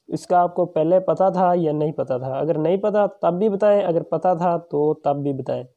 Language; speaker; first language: Urdu; non-native, local second language; Punjabi